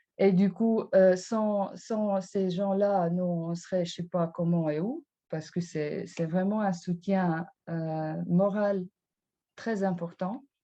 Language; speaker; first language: French; non-native, fluent; Albanian